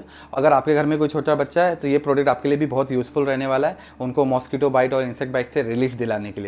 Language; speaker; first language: Hindi; native; Hindi